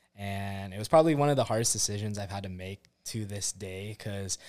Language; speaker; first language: English; native; English